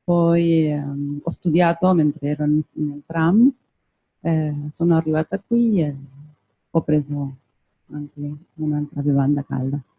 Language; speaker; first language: Italian; non-native, fluent; Spanish